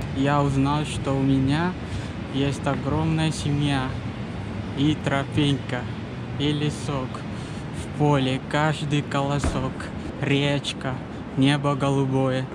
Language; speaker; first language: Russian; non-native, learner; Sinhala